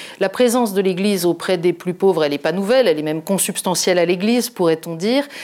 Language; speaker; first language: French; native; French